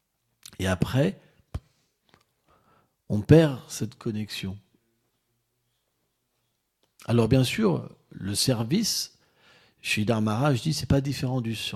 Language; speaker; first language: French; native; French